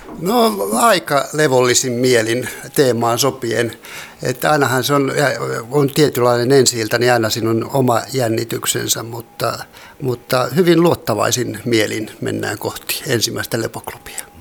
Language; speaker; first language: Finnish; native; Finnish